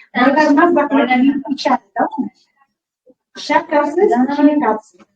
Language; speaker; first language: Russian; non-native, local second language; Uzbek